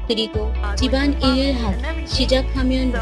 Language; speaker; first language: Korean; non-native, learner; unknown